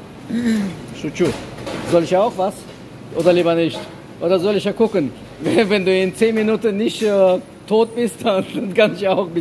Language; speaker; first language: German; non-native, fluent; Russian